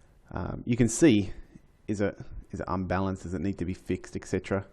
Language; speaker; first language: English; native; English